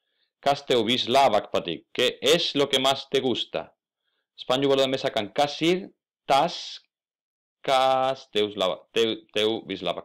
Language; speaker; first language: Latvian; non-native, fluent; Spanish